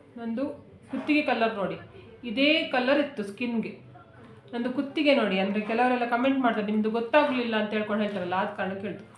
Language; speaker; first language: Kannada; non-native, local second language; Konkani